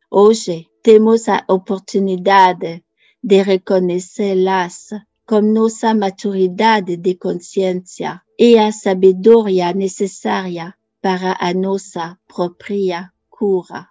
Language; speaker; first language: Portuguese; non-native, learner; French